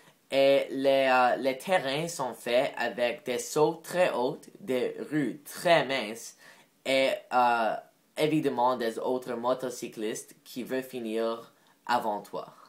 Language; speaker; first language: French; non-native, learner; English